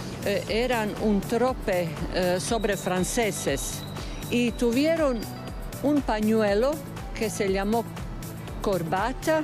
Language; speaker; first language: Spanish; non-native, fluent; Croatian